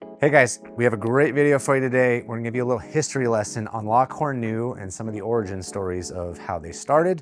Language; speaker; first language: English; native; English